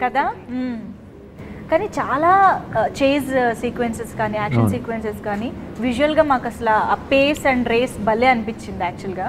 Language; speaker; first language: Telugu; native; Telugu